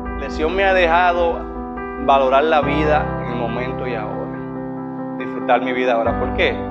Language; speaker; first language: Spanish; native; Spanish